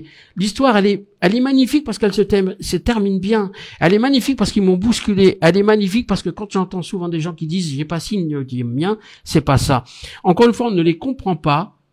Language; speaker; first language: French; native; French